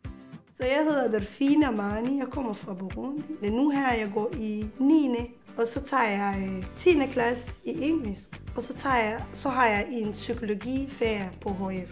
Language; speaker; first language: Danish; non-native, learner; Rundi